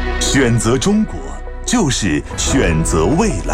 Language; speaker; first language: Chinese; native; Chinese